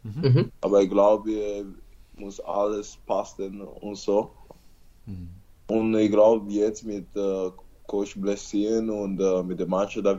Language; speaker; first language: German; non-native, learner; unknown